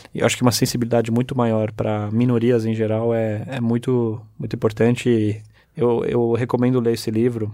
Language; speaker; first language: Portuguese; early bilingual, other home language; German